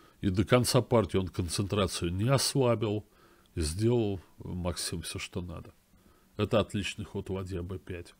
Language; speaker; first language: Russian; native; Russian